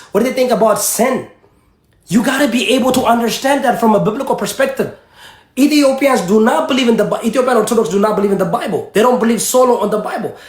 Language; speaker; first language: English; early bilingual, other home language; Amharic